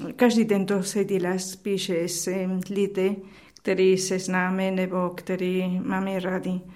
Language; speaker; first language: Czech; non-native, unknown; Spanish